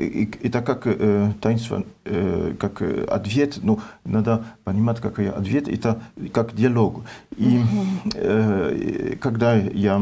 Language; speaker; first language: Russian; non-native, learner; French